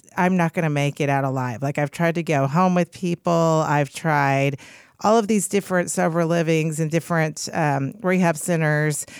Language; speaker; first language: English; native; English